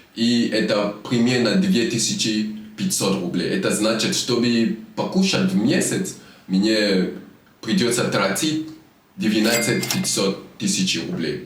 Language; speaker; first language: Russian; non-native, fluent; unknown